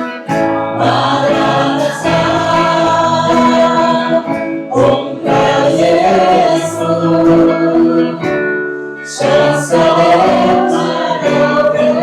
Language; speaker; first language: Thai; native; Thai